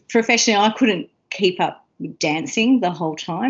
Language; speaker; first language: English; native; English